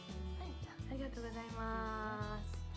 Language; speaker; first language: Japanese; non-native, learner; English